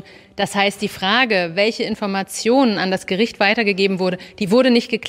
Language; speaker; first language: German; native; German